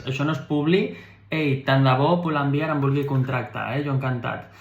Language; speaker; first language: Catalan; native; Catalan